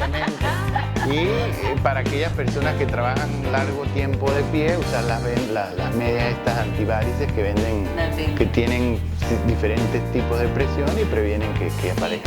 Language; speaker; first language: Spanish; native; Spanish